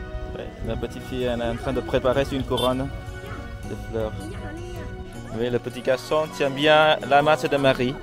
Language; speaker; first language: French; non-native, fluent; Vietnamese